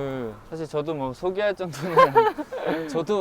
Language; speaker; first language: Korean; native; Korean